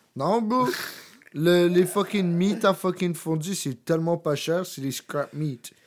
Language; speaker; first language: French; native; French